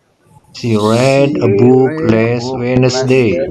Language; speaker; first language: English; non-native, learner; Indonesian